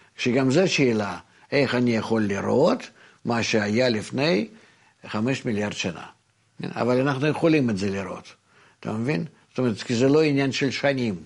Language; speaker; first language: Hebrew; non-native, fluent; Russian